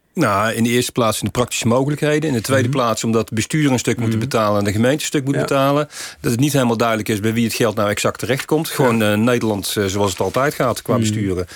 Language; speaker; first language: Dutch; native; Dutch